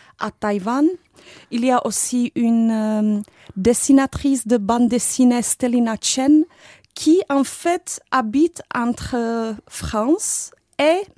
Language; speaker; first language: French; non-native, fluent; Czech